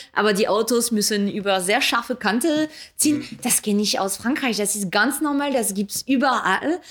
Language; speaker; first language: German; early bilingual, other home language; French